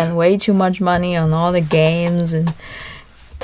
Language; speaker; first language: English; non-native, fluent; Vietnamese